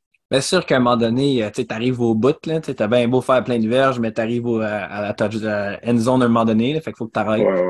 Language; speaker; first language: French; native; French